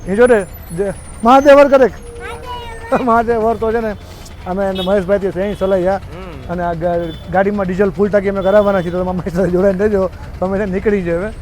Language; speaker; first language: Gujarati; non-native, local second language; Kachhi